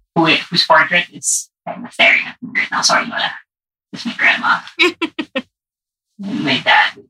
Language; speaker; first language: English; non-native, local second language; Filipino